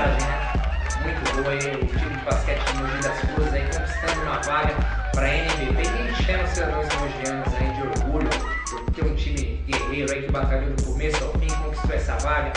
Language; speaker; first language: Portuguese; native; Portuguese